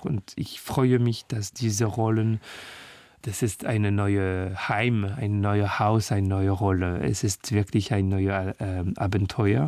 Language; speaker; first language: German; non-native, learner; French